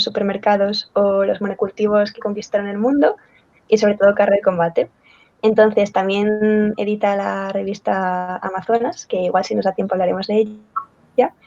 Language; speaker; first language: Spanish; native; Spanish